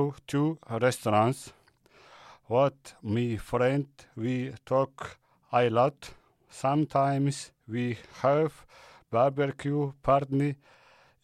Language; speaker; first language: English; non-native, fluent; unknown